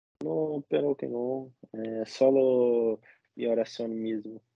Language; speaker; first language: Spanish; non-native, learner; Portuguese